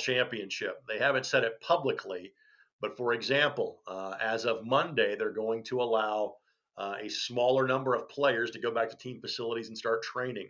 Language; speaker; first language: English; native; English